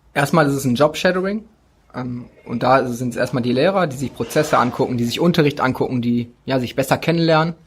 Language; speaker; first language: German; native; German